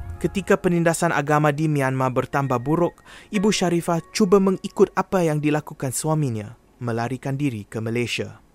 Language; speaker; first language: Malay; native; Malay